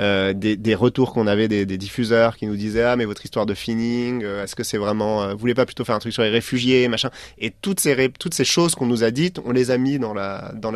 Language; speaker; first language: French; native; French